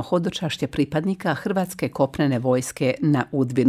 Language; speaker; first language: Croatian; native; Croatian